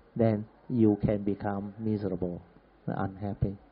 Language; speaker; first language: English; non-native, local second language; Min Nan Chinese